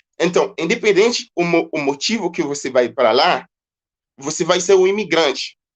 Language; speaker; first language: Portuguese; non-native, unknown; Haitian Creole